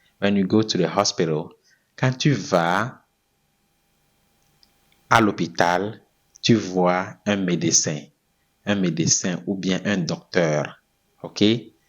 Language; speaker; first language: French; non-native, fluent; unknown